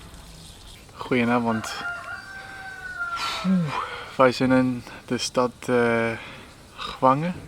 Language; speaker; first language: Dutch; non-native, learner; English